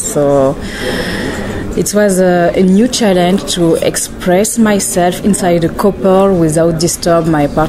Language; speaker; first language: English; non-native, learner; French